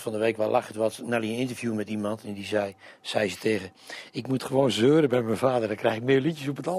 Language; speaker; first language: Dutch; native; Dutch